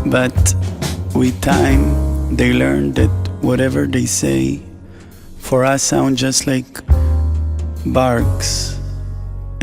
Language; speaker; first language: English; non-native, fluent; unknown